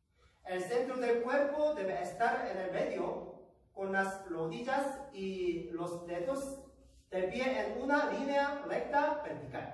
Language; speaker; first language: Spanish; non-native, learner; Korean